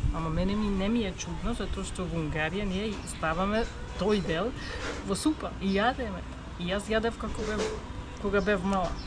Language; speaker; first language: Macedonian; non-native, fluent; Hungarian